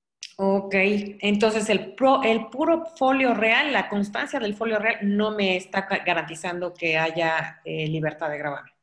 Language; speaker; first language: Spanish; native; Spanish